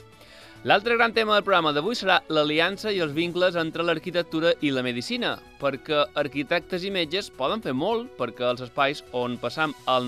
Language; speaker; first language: Catalan; native; Catalan